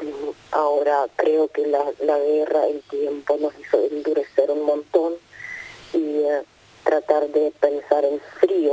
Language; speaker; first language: Spanish; non-native, fluent; Ukrainian